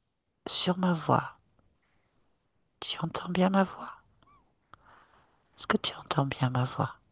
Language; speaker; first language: French; native; French